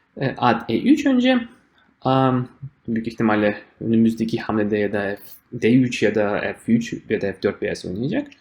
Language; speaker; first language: Turkish; non-native, fluent; Russian